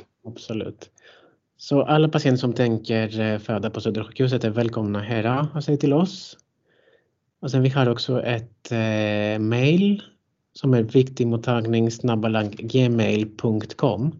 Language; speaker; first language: Swedish; non-native, fluent; Greek